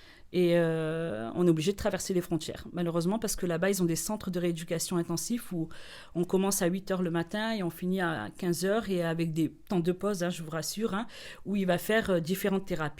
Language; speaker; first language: French; native; French